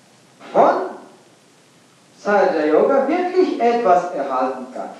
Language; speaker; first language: German; non-native, fluent; English